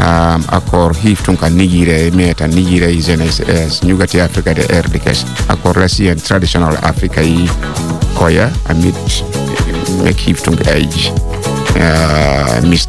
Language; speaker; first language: Hungarian; non-native, fluent; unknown